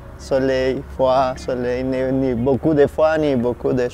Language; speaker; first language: French; non-native, learner; Spanish